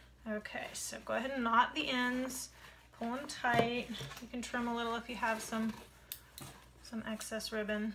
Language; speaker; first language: English; native; English